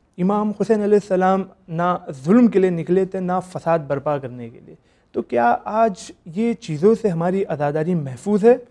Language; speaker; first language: Urdu; native; Urdu